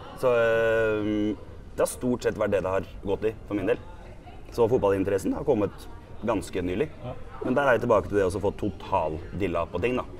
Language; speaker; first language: Norwegian; native; Norwegian